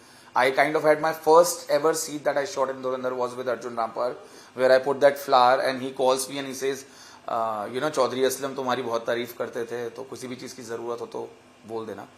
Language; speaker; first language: English; non-native, local second language; Hindi